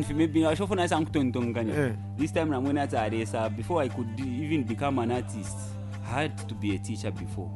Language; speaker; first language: English; non-native, local second language; Bemba